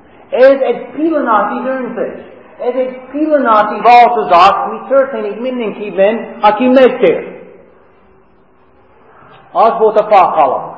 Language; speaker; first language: Hungarian; non-native, fluent; English